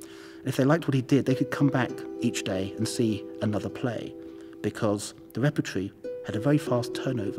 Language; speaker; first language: English; native; English